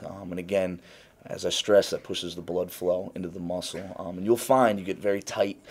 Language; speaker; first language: English; native; English